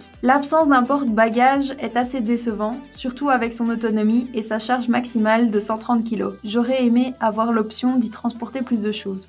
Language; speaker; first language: French; native; French